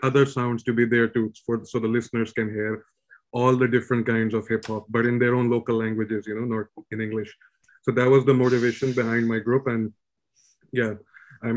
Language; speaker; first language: English; non-native, local second language; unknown